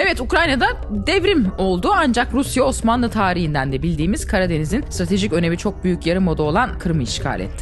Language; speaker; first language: Turkish; native; Turkish